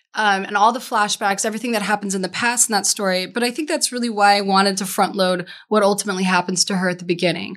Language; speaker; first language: English; native; English